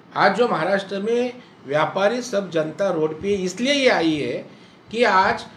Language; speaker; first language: Hindi; non-native, local second language; Marathi